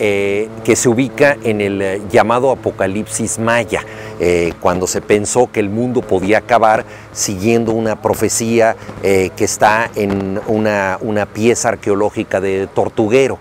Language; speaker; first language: Spanish; native; Spanish